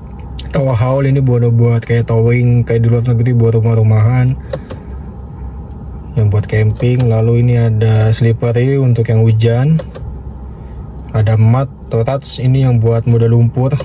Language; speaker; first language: Indonesian; native; Indonesian